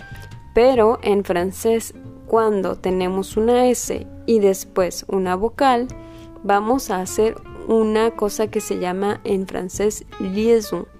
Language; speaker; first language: Spanish; non-native, fluent; French